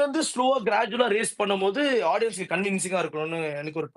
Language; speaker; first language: Tamil; native; Tamil